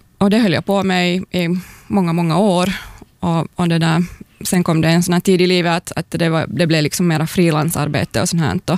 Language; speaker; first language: Swedish; native; Swedish